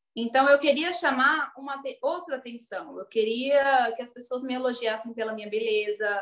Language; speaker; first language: Portuguese; native; Portuguese